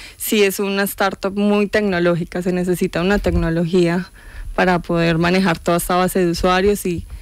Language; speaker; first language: Spanish; native; Spanish